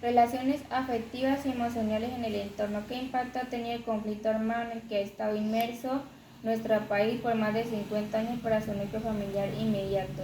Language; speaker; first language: Spanish; native; Spanish